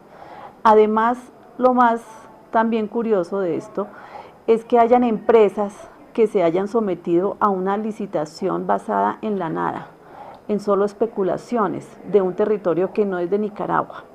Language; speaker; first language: Spanish; native; Spanish